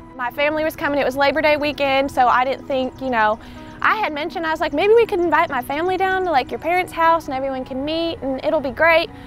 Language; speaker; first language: English; native; English